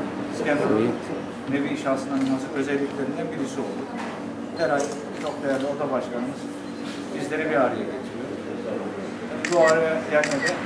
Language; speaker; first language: Turkish; native; Turkish